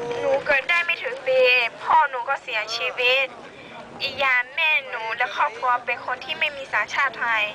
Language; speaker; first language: Thai; non-native, local second language; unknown